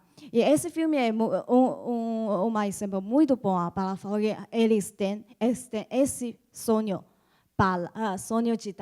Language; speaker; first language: Portuguese; non-native, learner; Chinese